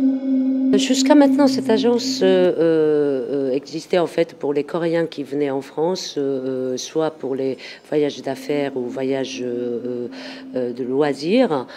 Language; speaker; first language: French; non-native, fluent; Korean